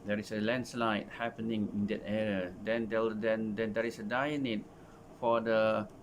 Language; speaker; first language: English; non-native, local second language; Malay